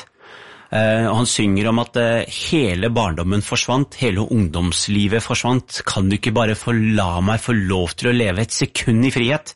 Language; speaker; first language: Norwegian; early bilingual, other home language; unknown